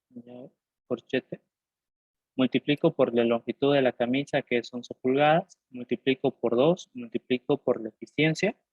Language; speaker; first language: Spanish; native; Spanish